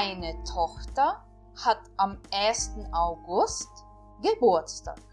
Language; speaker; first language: German; non-native, fluent; Portuguese